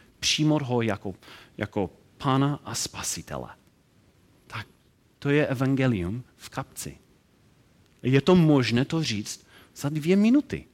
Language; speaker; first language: Czech; non-native, learner; English